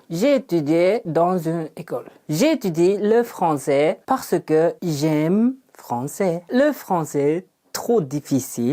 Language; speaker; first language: French; non-native, learner; Uzbek